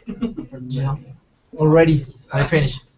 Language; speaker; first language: English; non-native, learner; Spanish